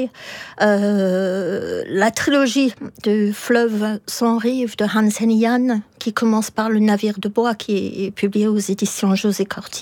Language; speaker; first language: French; non-native, fluent; English